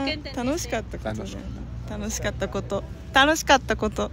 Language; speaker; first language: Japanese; non-native, learner; Spanish